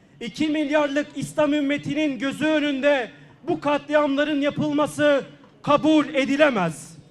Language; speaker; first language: Turkish; native; Turkish